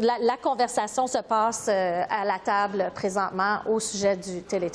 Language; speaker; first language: French; native; French